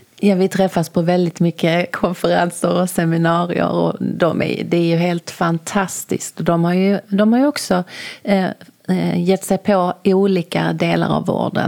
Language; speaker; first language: Swedish; native; Swedish